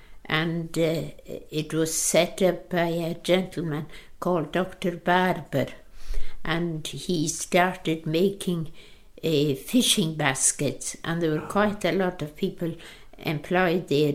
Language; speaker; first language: English; non-native, local second language; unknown